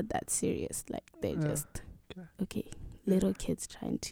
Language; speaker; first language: English; non-native, local second language; Tswana